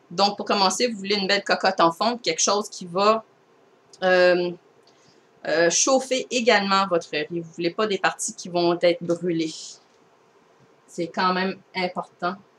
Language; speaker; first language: French; native; French